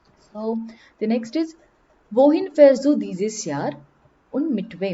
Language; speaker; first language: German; non-native, learner; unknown